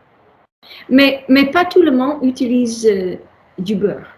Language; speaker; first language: French; non-native, learner; English